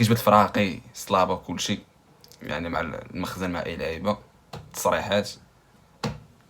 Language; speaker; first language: Arabic; native; Arabic